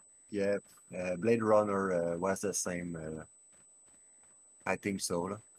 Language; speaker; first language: English; non-native, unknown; French